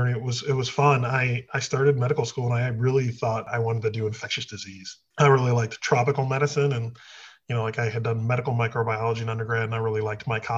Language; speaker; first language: English; native; English